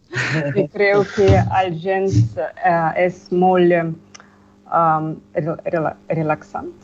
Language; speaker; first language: Catalan; non-native, learner; Russian